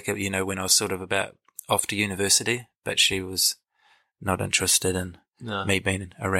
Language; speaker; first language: English; native; English